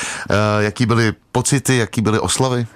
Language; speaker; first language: Czech; native; Czech